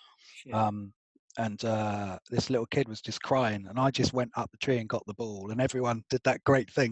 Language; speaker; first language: English; native; English